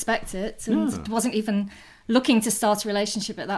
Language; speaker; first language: English; native; English